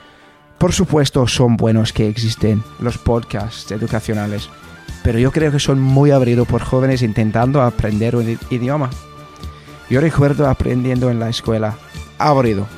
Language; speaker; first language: Spanish; non-native, fluent; English